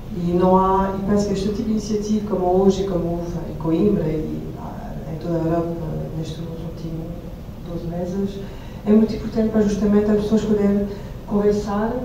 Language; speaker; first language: Portuguese; non-native, fluent; French